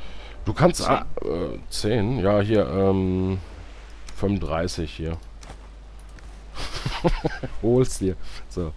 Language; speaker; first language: German; native; German